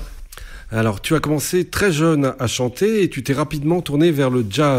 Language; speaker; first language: French; native; French